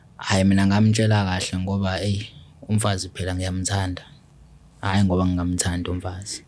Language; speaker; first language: Zulu; native; Zulu